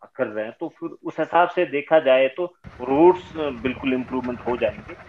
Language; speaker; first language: Hindi; native; Hindi